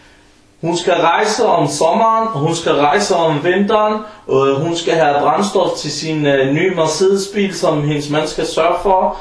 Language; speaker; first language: Danish; early bilingual, other home language; Arabic